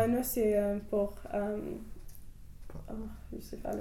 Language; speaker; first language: French; non-native, learner; English